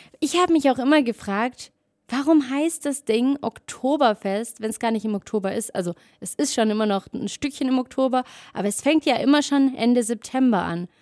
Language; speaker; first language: German; native; German